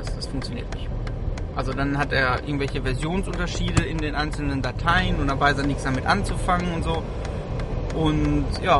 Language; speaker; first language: German; native; German